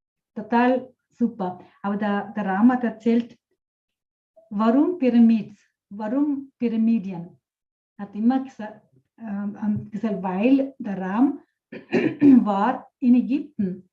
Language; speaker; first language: German; non-native, fluent; Telugu